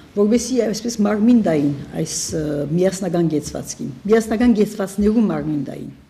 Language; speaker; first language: Armenian; early bilingual, heritage; Armenian